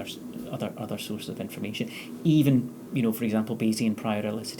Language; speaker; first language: English; native; English